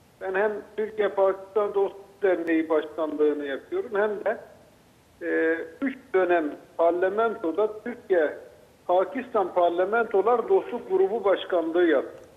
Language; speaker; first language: Turkish; native; Turkish